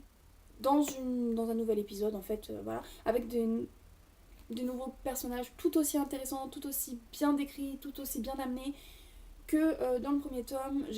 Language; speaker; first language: French; native; French